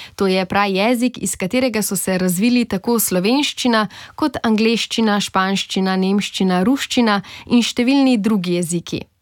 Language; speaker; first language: Slovenian; native; Slovenian